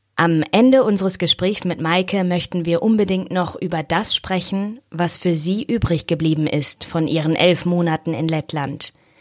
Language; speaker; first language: German; native; German